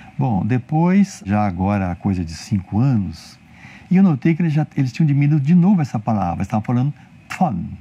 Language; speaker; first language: Portuguese; native; Portuguese